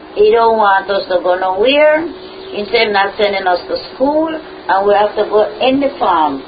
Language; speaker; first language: English; native; English